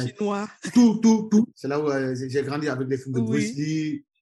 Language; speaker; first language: French; non-native, local second language; Wolof